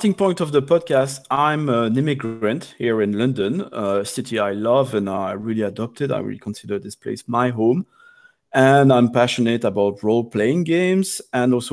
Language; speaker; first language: English; non-native, fluent; French